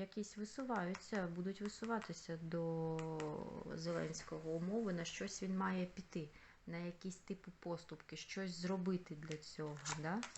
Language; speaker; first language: Ukrainian; non-native, local second language; Russian